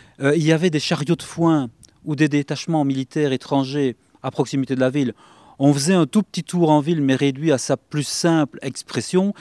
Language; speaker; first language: French; native; French